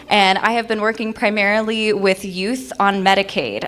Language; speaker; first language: English; native; English